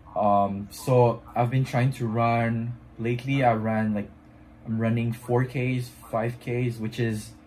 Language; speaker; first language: English; non-native, fluent; French